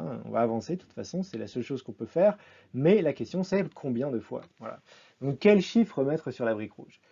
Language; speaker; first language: French; native; French